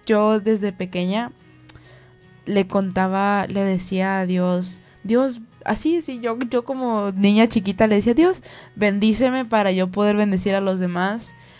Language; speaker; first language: Spanish; native; Spanish